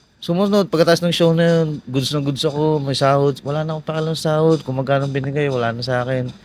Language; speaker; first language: Filipino; native; Filipino